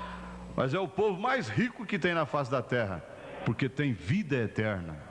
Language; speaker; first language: Portuguese; native; Portuguese